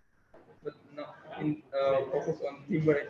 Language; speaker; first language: English; non-native, learner; Indonesian